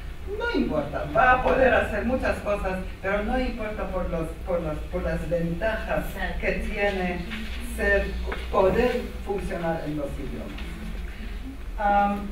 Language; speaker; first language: Spanish; non-native, fluent; Armenian